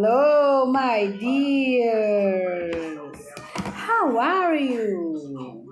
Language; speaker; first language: English; non-native, learner; Portuguese